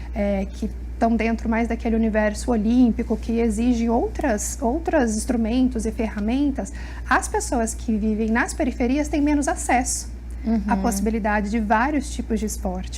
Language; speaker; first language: Portuguese; native; Portuguese